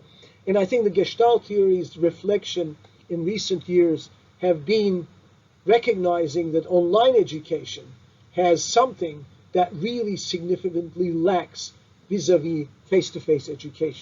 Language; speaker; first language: English; non-native, fluent; Turkish